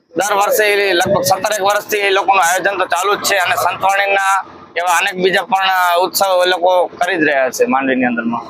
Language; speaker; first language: Gujarati; native; Gujarati